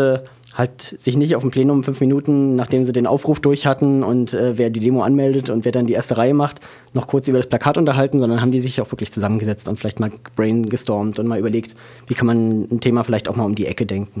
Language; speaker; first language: German; native; German